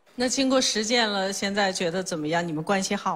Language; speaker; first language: Chinese; native; Chinese